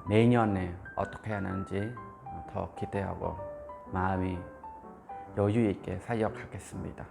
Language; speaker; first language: Korean; non-native, fluent; Khmer